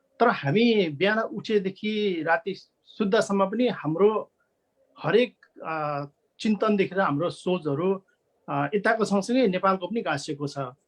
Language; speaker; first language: Nepali; non-native, local second language; Sherpa